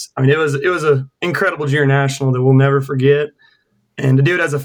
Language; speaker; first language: English; native; English